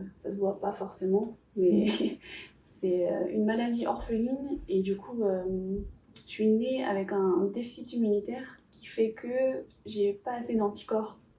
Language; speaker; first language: French; early bilingual, other home language; English